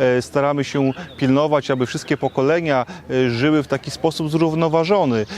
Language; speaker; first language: Polish; native; Polish